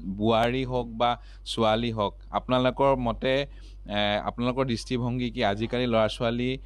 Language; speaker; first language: Assamese; non-native, local second language; Hindi